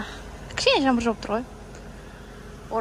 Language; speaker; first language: Kazakh; native; Kazakh